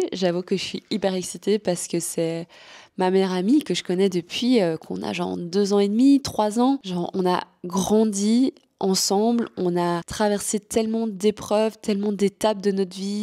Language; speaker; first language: French; native; French